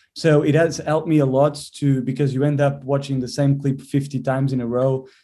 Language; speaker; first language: English; non-native, fluent; Portuguese